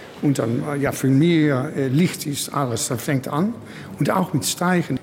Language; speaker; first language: German; non-native, learner; Dutch